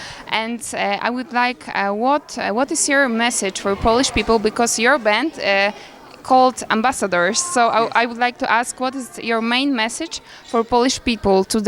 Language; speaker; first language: English; non-native, learner; Polish